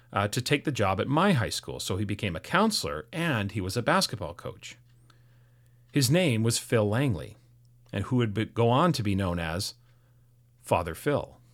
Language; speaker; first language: English; native; English